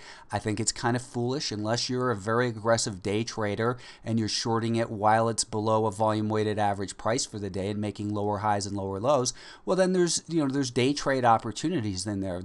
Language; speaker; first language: English; native; English